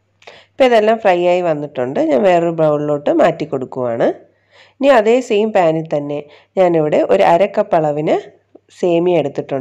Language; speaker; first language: Malayalam; native; Malayalam